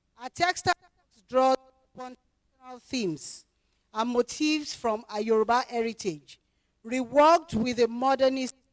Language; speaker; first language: English; non-native, local second language; Yoruba